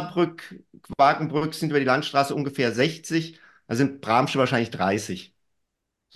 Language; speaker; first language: German; native; German